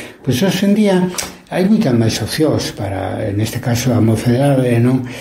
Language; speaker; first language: Galician; non-native, local second language; Spanish